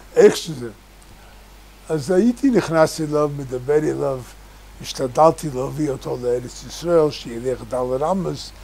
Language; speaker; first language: Hebrew; non-native, fluent; English